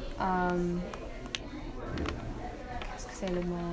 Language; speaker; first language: French; non-native, learner; English